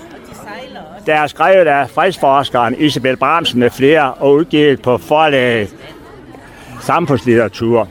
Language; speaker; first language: Danish; native; Danish